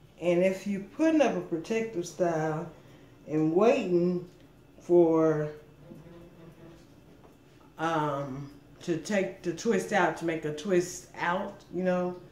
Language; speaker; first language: English; native; English